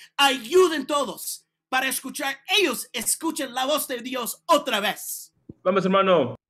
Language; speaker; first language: Spanish; non-native, learner; English